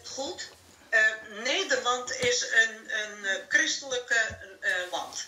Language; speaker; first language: Dutch; non-native, local second language; Western Frisian